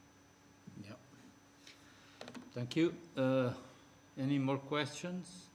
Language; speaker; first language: English; non-native, fluent; Portuguese